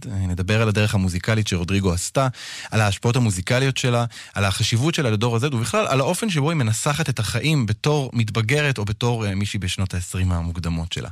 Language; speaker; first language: Hebrew; native; Hebrew